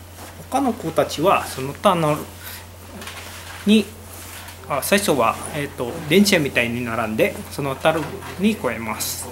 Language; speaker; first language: Japanese; non-native, learner; Indonesian